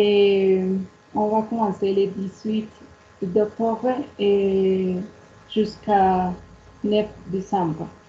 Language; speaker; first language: French; non-native, learner; Spanish